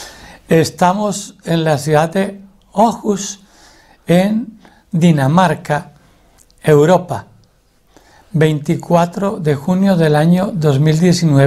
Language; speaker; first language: Spanish; native; Spanish